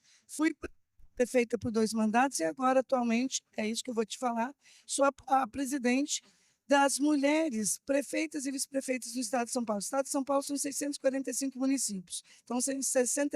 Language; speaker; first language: Portuguese; native; Portuguese